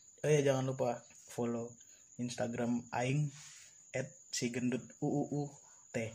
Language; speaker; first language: Indonesian; native; Indonesian